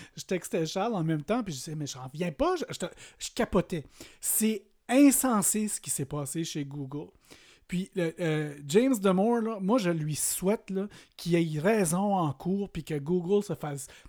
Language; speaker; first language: French; native; French